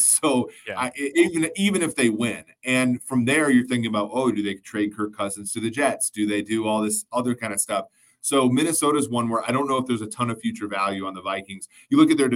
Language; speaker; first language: English; native; English